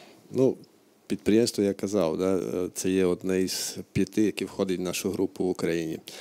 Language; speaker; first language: Ukrainian; non-native, fluent; Slovak